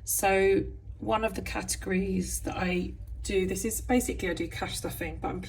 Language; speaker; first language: English; native; English